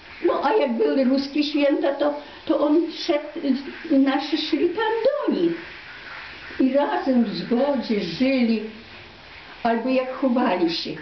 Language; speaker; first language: Polish; non-native, local second language; Ukrainian